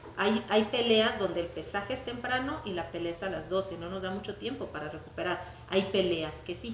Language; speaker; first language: Spanish; native; Spanish